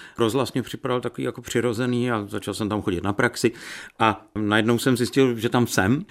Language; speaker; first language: Czech; native; Czech